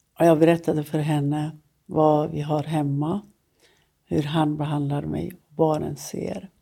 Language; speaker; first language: Swedish; non-native, fluent; Persian